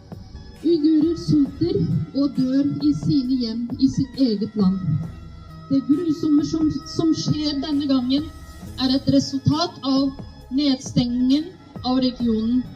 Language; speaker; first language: Norwegian; non-native, fluent; Uyghur